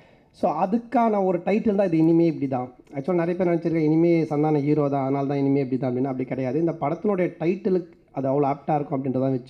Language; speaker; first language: Tamil; native; Tamil